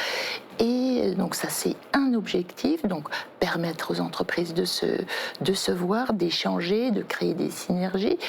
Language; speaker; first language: French; native; French